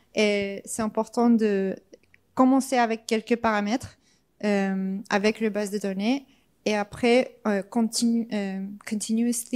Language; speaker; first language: French; non-native, fluent; English